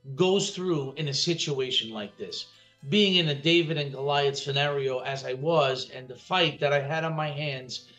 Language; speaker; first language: English; native; English